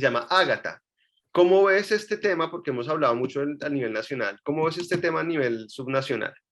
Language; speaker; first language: Spanish; native; Spanish